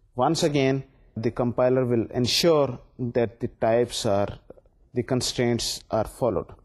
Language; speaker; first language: English; non-native, local second language; Urdu